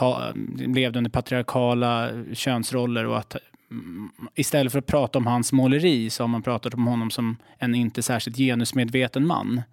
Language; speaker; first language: Swedish; native; Swedish